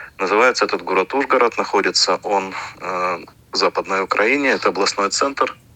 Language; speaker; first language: Russian; native; Russian